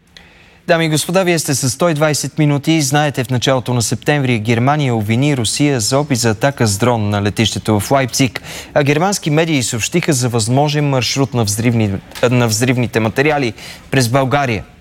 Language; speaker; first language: Bulgarian; native; Bulgarian